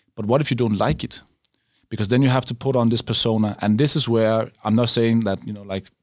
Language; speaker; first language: English; non-native, fluent; Danish